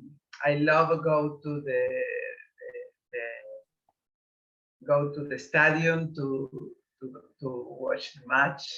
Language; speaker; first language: English; non-native, learner; Spanish